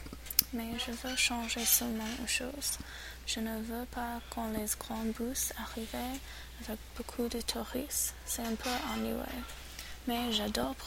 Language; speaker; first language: French; non-native, learner; English